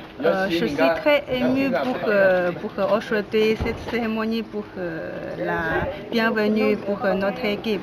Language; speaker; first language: French; non-native, learner; Chinese